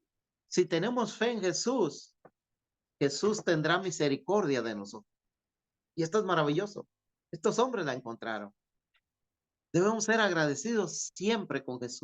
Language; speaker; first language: Spanish; native; Spanish